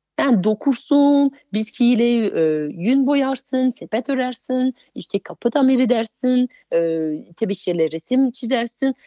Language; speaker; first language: Turkish; non-native, fluent; French